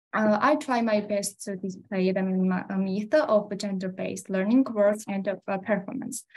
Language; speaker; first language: English; non-native, learner; Georgian